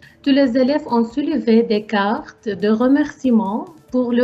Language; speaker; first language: French; non-native, learner; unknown